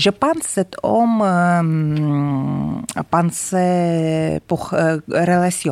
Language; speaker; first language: French; non-native, learner; Ukrainian